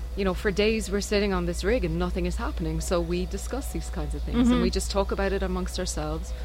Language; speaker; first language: English; native; English